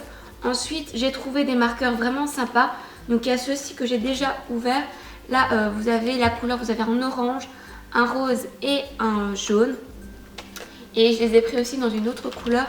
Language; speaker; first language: French; native; French